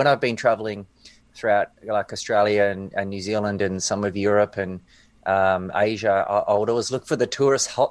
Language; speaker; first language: English; native; English